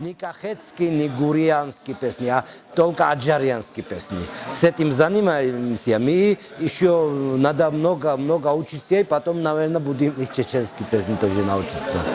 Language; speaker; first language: Russian; non-native, learner; Georgian